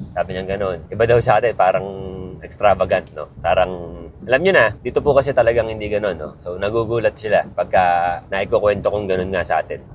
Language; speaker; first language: Filipino; native; Filipino